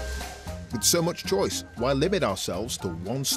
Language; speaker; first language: English; native; English